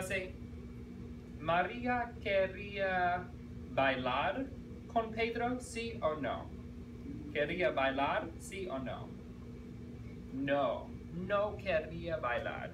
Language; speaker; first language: Spanish; non-native, fluent; English